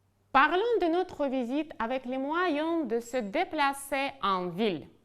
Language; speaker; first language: French; non-native, fluent; Ukrainian